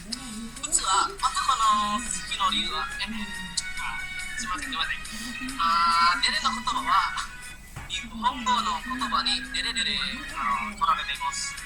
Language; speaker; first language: Japanese; non-native, learner; Indonesian